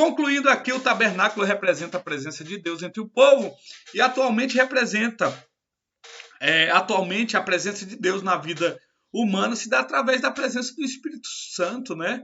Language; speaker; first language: Portuguese; native; Portuguese